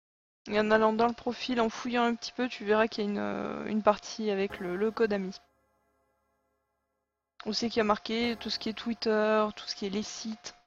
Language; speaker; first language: French; native; French